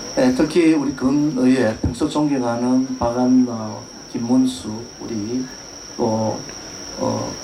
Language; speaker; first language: Korean; native; Korean